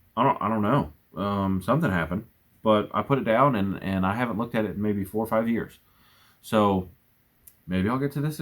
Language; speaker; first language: English; native; English